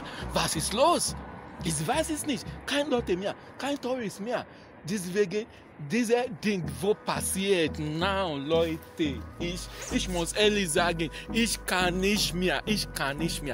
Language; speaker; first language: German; non-native, learner; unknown